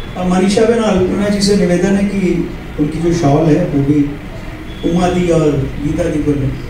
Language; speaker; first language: Hindi; non-native, local second language; Gujarati